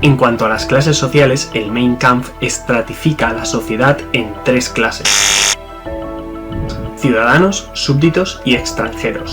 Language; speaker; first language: Spanish; native; Spanish